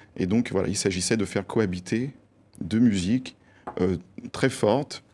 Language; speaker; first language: French; native; French